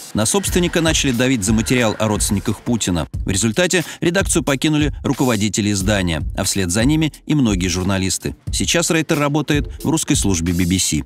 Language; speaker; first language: Russian; native; Russian